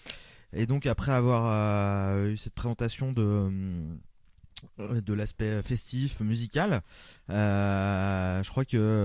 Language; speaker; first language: French; native; French